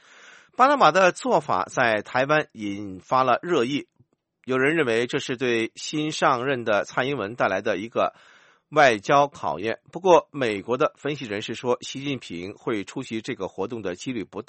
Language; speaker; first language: Chinese; native; Chinese